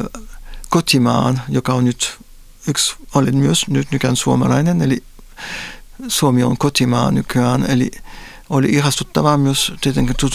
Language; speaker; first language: Finnish; non-native, fluent; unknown